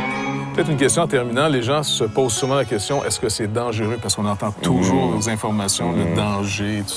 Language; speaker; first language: French; native; French